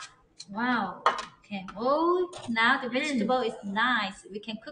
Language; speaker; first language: English; non-native, learner; Chinese